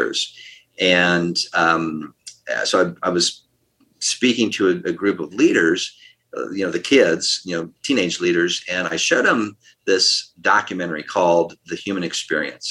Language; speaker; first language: English; native; English